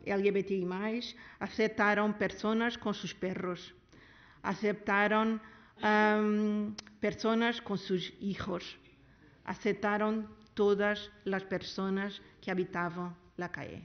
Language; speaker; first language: Spanish; non-native, learner; Portuguese